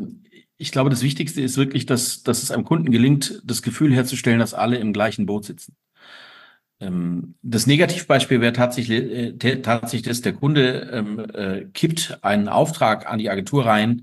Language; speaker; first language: German; native; German